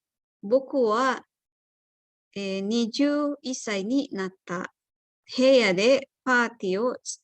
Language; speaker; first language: Japanese; non-native, fluent; Indonesian